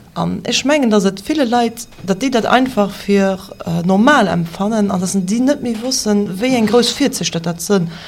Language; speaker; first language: German; non-native, local second language; Luxembourgish